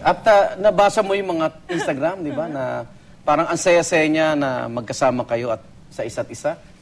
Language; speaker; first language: Filipino; native; Filipino